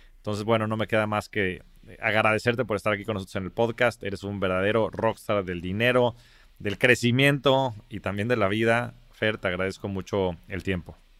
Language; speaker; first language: Spanish; native; Spanish